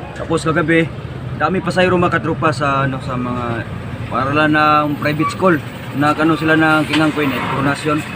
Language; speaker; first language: Filipino; native; Filipino